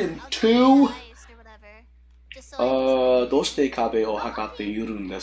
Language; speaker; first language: Japanese; non-native, learner; English